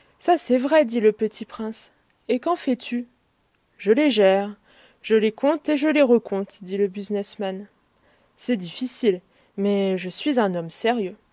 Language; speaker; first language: French; native; French